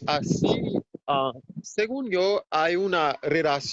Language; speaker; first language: Spanish; non-native, fluent; Haitian Creole